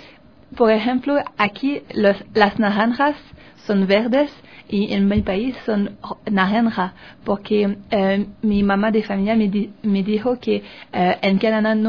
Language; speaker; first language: Spanish; non-native, learner; French